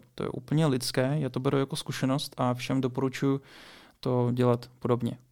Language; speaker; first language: Czech; early bilingual, other home language; Russian